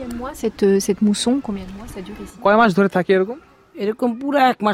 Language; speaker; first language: French; native; French